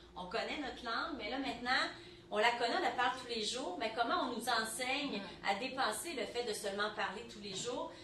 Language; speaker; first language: French; native; French